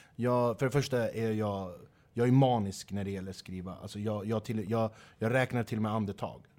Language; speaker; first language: Swedish; early bilingual, other home language; Kurdish